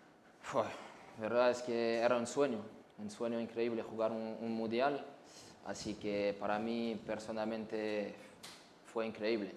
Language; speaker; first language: Spanish; non-native, fluent; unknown